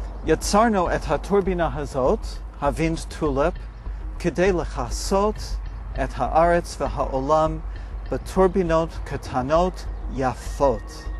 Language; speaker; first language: Hebrew; non-native, fluent; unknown